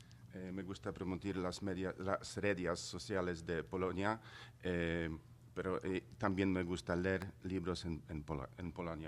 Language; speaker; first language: Spanish; non-native, learner; Polish